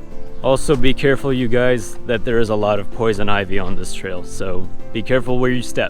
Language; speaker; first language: English; native; English